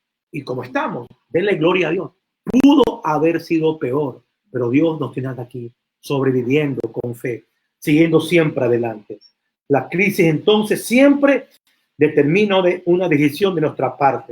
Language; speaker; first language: Spanish; native; Spanish